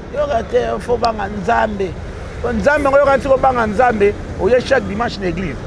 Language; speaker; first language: Lingala; native; Lingala